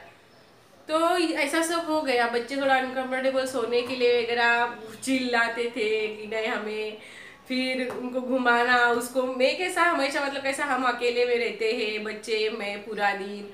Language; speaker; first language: Hindi; native; Hindi